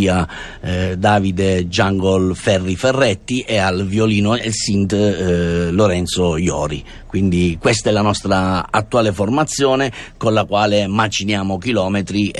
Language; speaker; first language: Italian; non-native, fluent; German